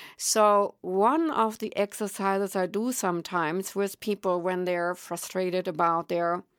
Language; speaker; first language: English; non-native, fluent; German